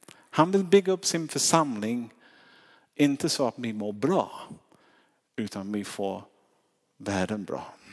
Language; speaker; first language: Swedish; non-native, fluent; English